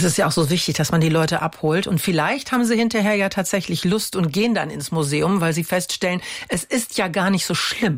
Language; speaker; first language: German; native; German